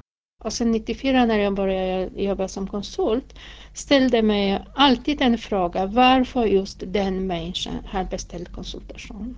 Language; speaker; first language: Swedish; non-native, fluent; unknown